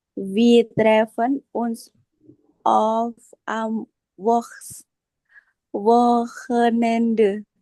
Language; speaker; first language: German; non-native, learner; Indonesian